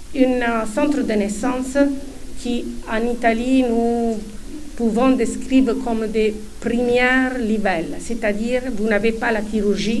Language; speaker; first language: French; non-native, fluent; Italian